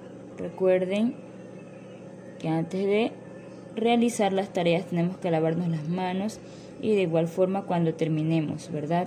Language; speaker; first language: Spanish; native; Spanish